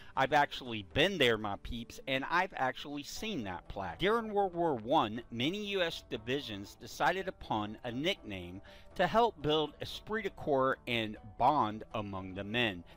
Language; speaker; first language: English; native; English